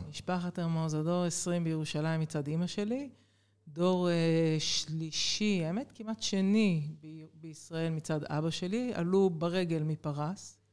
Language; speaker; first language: Hebrew; native; Hebrew